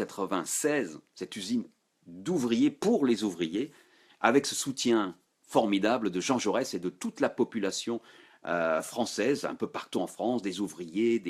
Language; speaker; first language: French; native; French